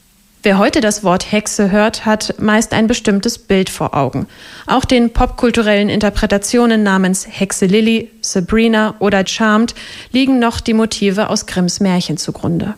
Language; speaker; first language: German; native; German